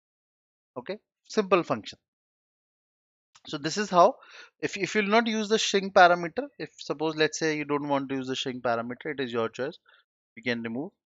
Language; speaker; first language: English; non-native, local second language; Hindi